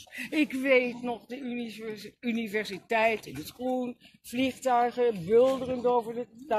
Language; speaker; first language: Dutch; native; Dutch